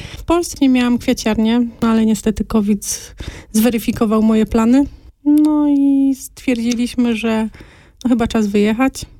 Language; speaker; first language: Polish; native; Polish